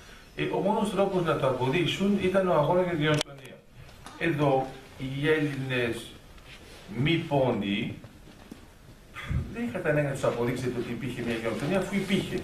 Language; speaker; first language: Greek; early bilingual, heritage; Greek